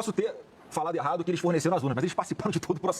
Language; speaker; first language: Portuguese; native; Portuguese